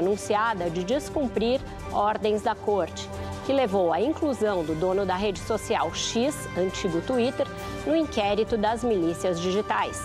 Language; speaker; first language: Portuguese; native; Portuguese